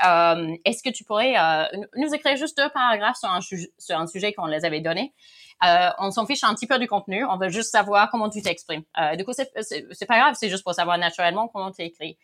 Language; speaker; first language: French; non-native, fluent; English